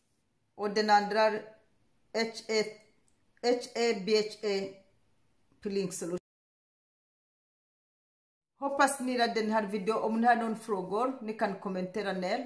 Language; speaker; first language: Swedish; non-native, learner; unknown